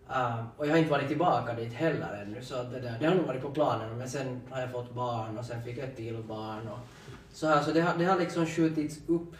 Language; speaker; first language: Swedish; native; Swedish